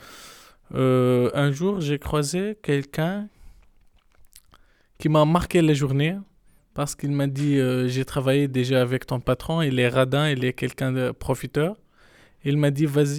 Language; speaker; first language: French; non-native, fluent; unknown